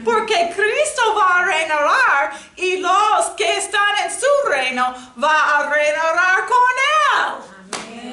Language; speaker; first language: Spanish; non-native, learner; English